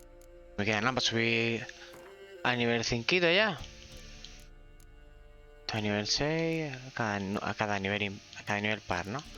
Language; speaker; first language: Spanish; native; Spanish